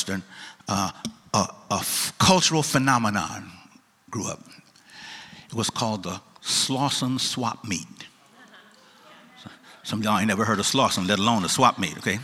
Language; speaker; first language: English; native; English